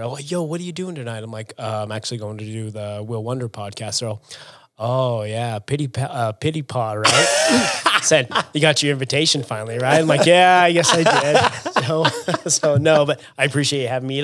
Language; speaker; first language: English; native; English